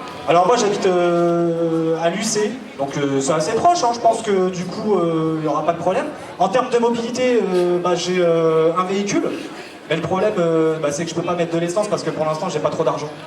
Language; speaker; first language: French; native; French